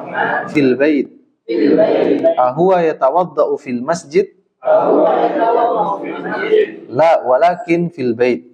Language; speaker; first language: Arabic; non-native, fluent; Indonesian